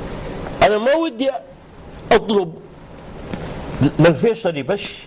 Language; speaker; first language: Arabic; native; Arabic